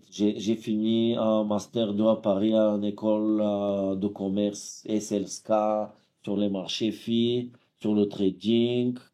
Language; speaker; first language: French; non-native, fluent; Bulgarian